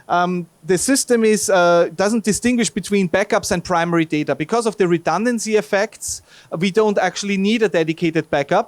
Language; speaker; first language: English; non-native, fluent; German